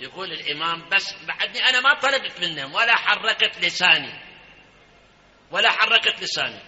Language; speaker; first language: Arabic; native; Arabic